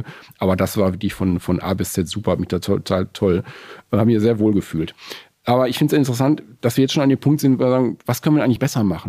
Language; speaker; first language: German; native; German